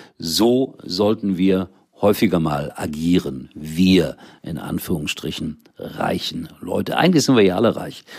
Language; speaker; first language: German; native; German